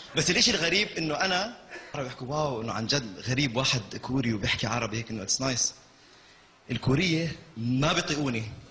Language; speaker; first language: Arabic; non-native, local second language; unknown